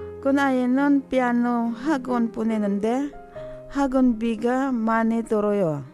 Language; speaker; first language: Korean; non-native, learner; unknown